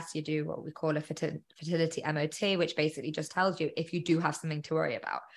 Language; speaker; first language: English; native; English